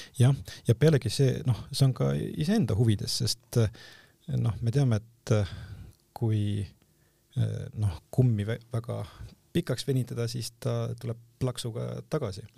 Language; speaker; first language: Estonian; native; Estonian